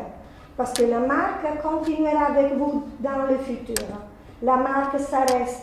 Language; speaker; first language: French; non-native, fluent; Italian